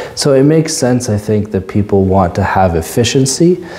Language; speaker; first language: English; native; English